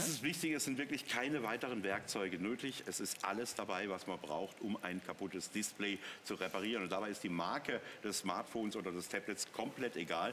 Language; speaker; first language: German; native; German